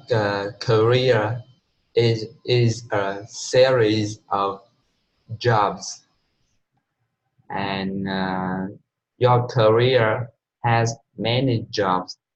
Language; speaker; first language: English; non-native, learner; Vietnamese